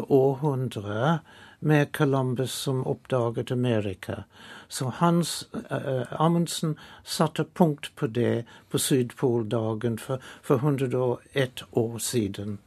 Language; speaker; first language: Norwegian; non-native, fluent; English